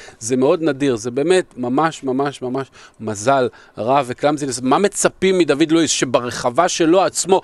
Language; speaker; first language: Hebrew; native; Hebrew